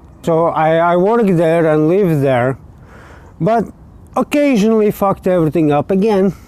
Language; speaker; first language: English; non-native, learner; Latvian